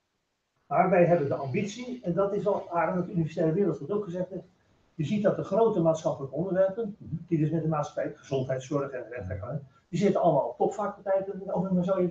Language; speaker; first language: Dutch; native; Dutch